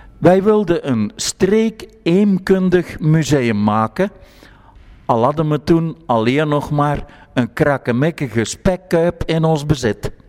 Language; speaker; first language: Dutch; native; Dutch